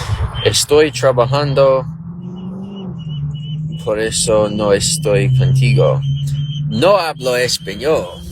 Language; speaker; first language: Spanish; non-native, learner; English